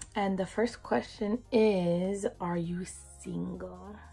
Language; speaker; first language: English; native; English